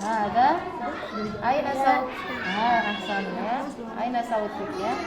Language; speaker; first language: Arabic; non-native, learner; Indonesian